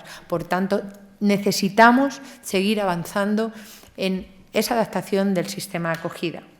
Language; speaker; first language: Spanish; native; Spanish